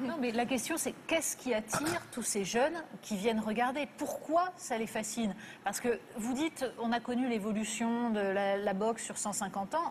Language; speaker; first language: French; native; French